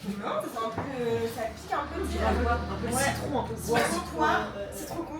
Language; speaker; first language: French; native; French